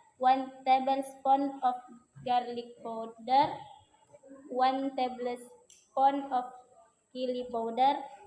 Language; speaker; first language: English; non-native, learner; Indonesian